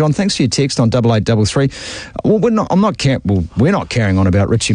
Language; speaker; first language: English; native; English